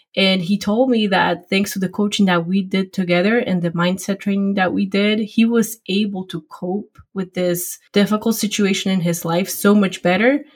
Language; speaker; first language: English; non-native, fluent; Polish